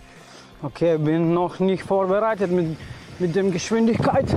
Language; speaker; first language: German; non-native, learner; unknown